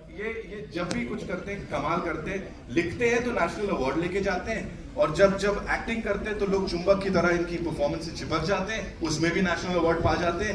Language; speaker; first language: Hindi; native; Hindi